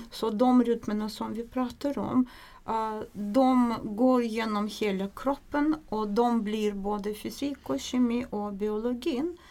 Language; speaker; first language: Swedish; non-native, fluent; Russian